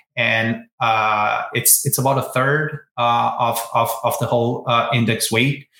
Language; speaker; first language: English; non-native, fluent; Portuguese